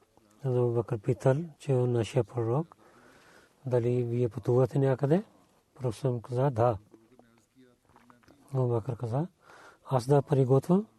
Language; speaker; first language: Bulgarian; non-native, learner; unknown